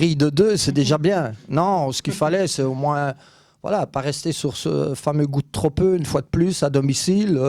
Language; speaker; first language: French; native; French